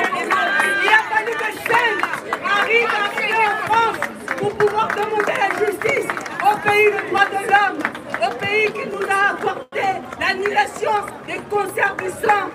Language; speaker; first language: French; non-native, local second language; Lingala